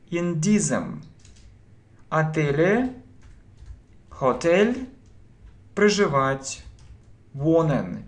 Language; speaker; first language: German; non-native, fluent; Russian